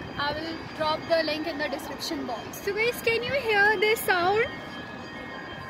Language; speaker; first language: English; non-native, local second language; Hindi